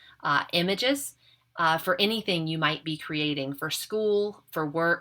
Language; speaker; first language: English; native; English